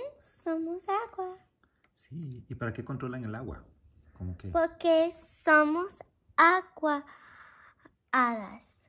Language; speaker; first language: Spanish; early bilingual, heritage; Spanish